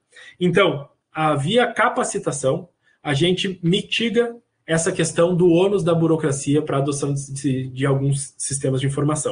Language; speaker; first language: Portuguese; native; Portuguese